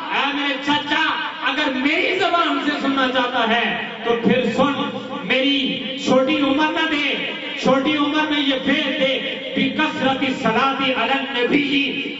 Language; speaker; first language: Urdu; non-native, local second language; Punjabi